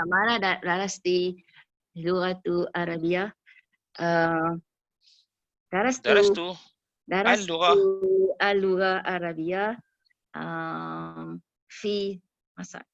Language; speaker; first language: Arabic; non-native, learner; Malay